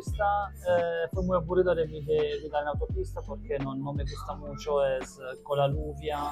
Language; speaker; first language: Spanish; non-native, learner; Italian